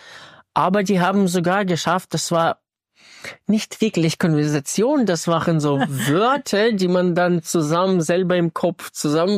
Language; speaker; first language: German; non-native, fluent; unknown